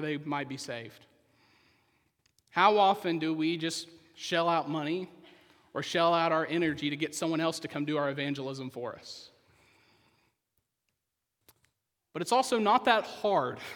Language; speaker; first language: English; native; English